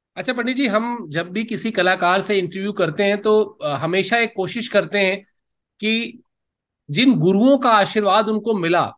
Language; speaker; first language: Hindi; native; Hindi